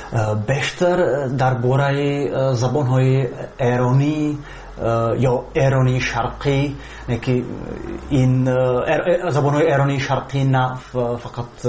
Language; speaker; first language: Persian; non-native, fluent; Slovak